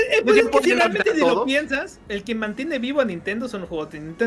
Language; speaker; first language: Spanish; native; Spanish